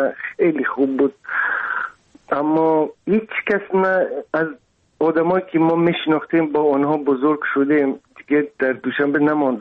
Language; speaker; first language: Persian; non-native, local second language; Russian